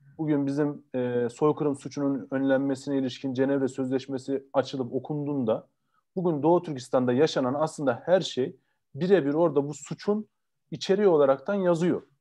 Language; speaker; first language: Turkish; native; Turkish